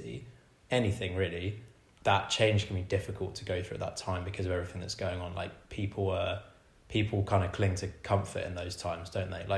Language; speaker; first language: English; native; English